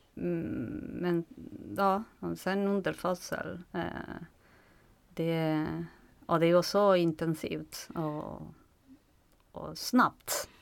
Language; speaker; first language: Swedish; non-native, fluent; Spanish